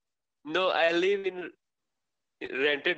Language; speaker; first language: English; non-native, learner; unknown